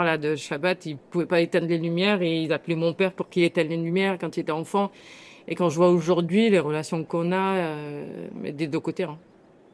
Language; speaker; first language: French; native; French